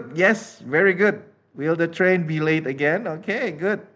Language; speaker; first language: English; non-native, fluent; Indonesian